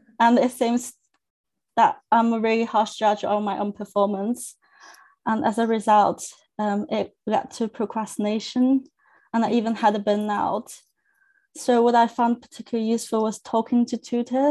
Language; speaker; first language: English; non-native, fluent; Chinese